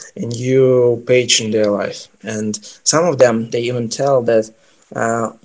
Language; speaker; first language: English; non-native, fluent; Ukrainian